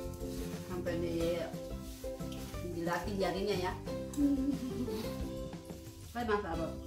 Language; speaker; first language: Spanish; non-native, learner; Indonesian